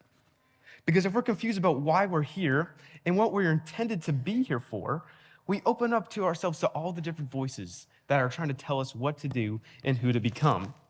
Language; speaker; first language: English; native; English